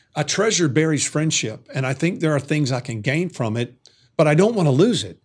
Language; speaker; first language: English; native; English